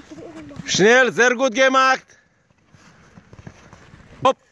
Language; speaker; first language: German; non-native, learner; Bulgarian